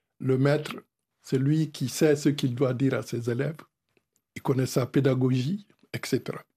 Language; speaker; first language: French; non-native, local second language; Fula